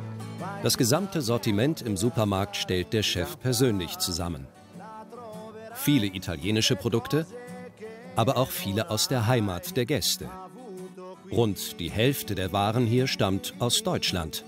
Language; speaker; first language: German; native; German